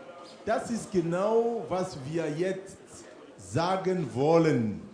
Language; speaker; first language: German; non-native, fluent; French